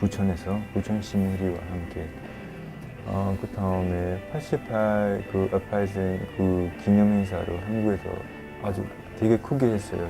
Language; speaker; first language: Korean; non-native, local second language; Filipino